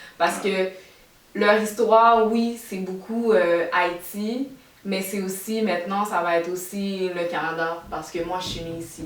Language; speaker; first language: French; native; French